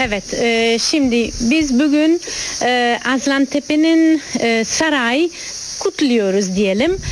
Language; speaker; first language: Turkish; non-native, learner; Italian